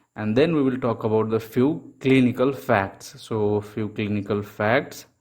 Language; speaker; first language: English; non-native, local second language; Nepali